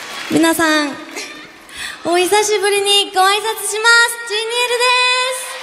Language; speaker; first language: Japanese; non-native, fluent; Korean